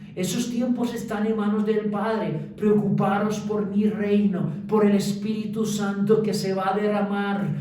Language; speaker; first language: Spanish; early bilingual, other home language; Romanian